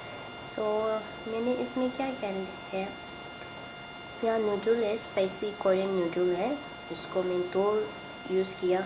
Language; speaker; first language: Hindi; non-native, local second language; Tibetan